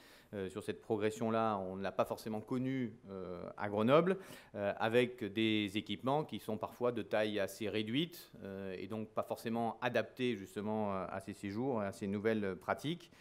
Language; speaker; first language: French; native; French